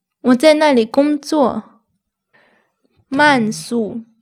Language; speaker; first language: Chinese; non-native, fluent; Russian